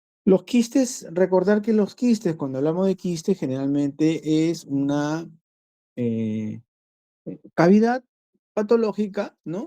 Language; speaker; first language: Spanish; native; Spanish